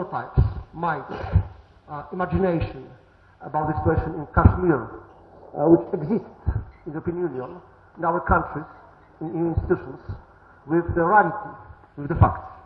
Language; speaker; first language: English; non-native, learner; Polish